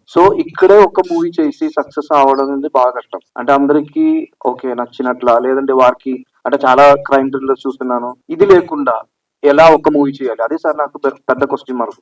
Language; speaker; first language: Telugu; non-native, learner; Malayalam